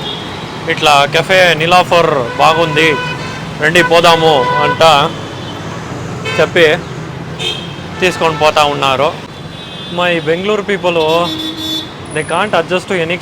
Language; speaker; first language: Telugu; non-native, learner; Kannada